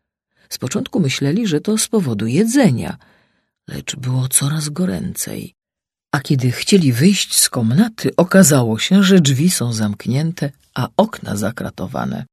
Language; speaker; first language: Polish; native; Polish